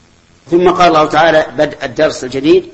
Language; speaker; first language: Arabic; native; Arabic